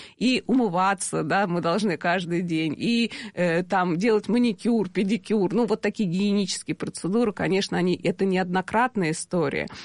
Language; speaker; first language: Russian; native; Russian